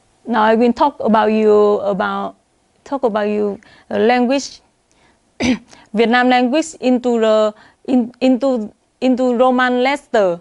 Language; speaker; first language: English; non-native, learner; Vietnamese